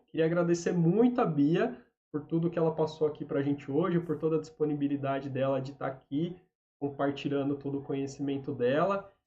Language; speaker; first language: Portuguese; native; Portuguese